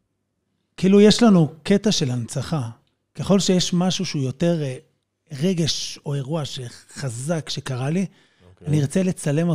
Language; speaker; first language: Hebrew; native; Hebrew